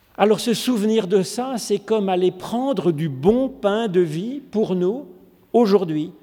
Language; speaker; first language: French; native; French